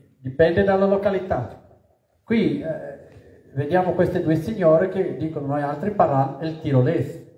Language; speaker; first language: Italian; non-native, fluent; Portuguese